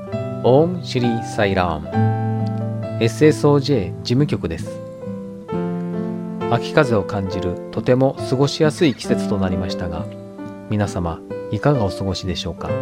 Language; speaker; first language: Japanese; native; Japanese